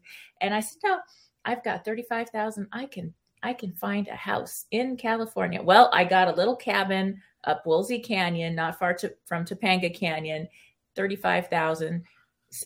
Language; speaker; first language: English; early bilingual, other home language; Spanish